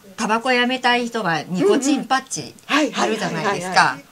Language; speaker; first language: Japanese; native; Japanese